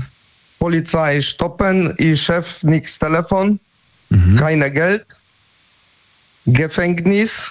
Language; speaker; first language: German; non-native, learner; Polish